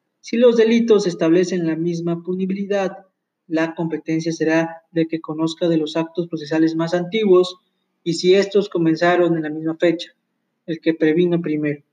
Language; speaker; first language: Spanish; native; Spanish